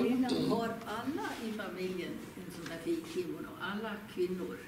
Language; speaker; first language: Swedish; native; Swedish